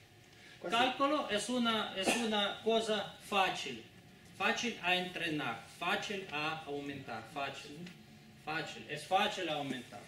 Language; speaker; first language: Italian; non-native, learner; Spanish